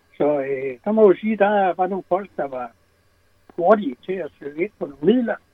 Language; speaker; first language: Danish; native; Danish